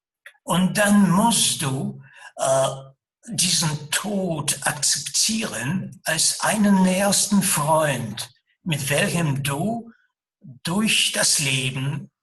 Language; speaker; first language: German; non-native, fluent; Russian